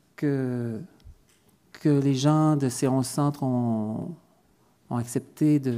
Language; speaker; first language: French; native; French